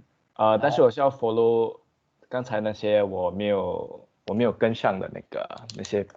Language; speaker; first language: Chinese; early bilingual, heritage; Chinese